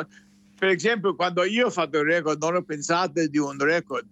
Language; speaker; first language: Italian; non-native, fluent; English